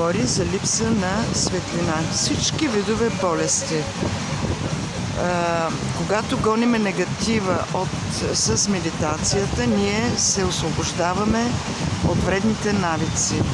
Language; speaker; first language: Bulgarian; native; Bulgarian